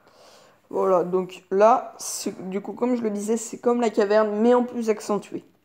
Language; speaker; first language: French; native; French